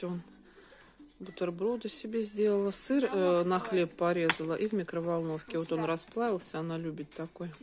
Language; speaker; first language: Russian; native; Russian